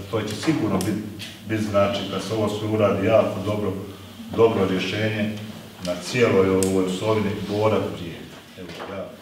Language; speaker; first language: Bosnian; native; Bosnian